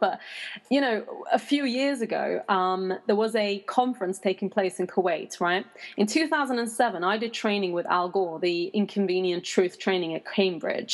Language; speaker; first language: English; non-native, fluent; Persian